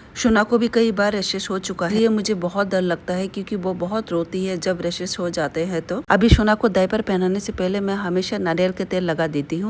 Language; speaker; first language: Hindi; non-native, local second language; Bangla